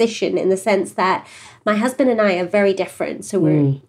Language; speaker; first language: English; native; English